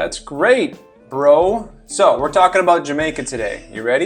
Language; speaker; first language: English; native; English